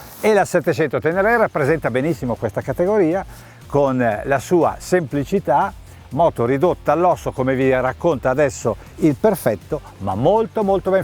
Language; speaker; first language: Italian; native; Italian